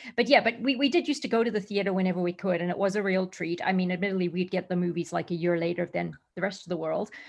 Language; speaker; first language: English; native; English